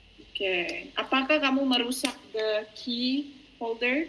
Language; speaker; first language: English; non-native, fluent; Indonesian